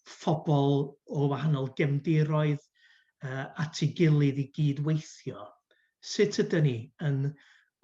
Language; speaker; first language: Welsh; native; Welsh